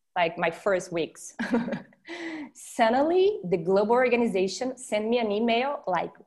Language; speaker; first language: English; non-native, fluent; Portuguese